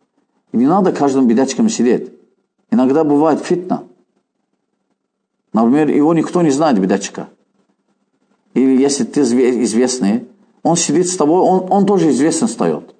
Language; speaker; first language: Russian; non-native, fluent; Azerbaijani